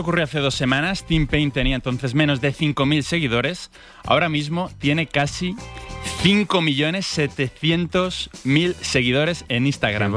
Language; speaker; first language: Spanish; native; Spanish